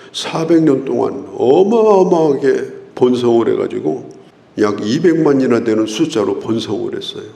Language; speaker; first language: Korean; native; Korean